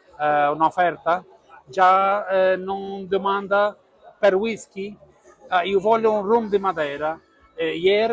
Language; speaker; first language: Italian; non-native, learner; Portuguese